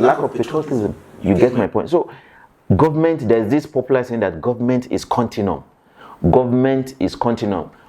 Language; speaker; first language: English; non-native, local second language; Yoruba